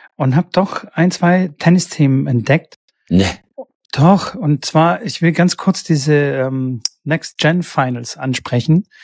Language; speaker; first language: German; native; German